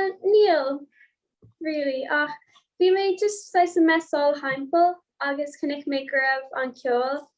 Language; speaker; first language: Irish; non-native, local second language; English